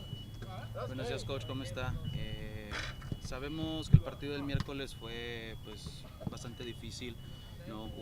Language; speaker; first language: Spanish; native; Spanish